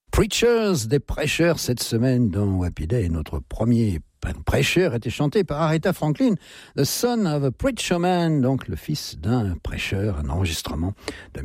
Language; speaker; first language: French; native; French